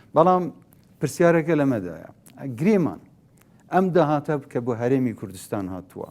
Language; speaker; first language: Central Kurdish; native; Central Kurdish